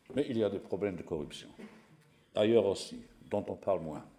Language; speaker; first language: French; non-native, local second language; Luxembourgish